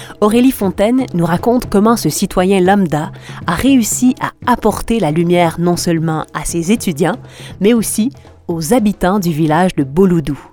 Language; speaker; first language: French; native; French